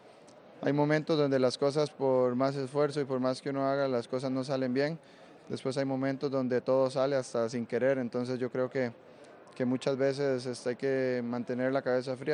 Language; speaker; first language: Spanish; native; Spanish